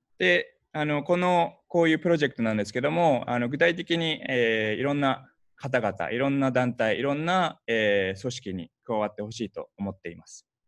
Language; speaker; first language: Japanese; early bilingual, heritage; Japanese